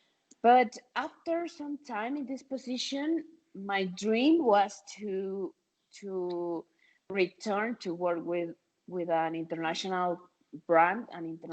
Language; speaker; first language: English; non-native, fluent; Spanish